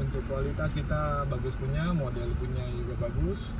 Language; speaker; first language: Indonesian; native; Indonesian